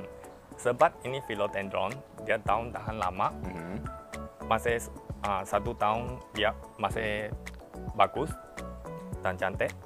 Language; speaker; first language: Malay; non-native, local second language; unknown